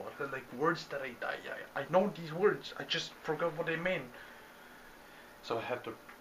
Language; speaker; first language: English; non-native, fluent; Bulgarian